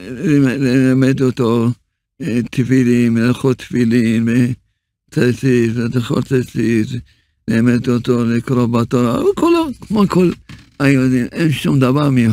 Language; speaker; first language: Hebrew; early bilingual, other home language; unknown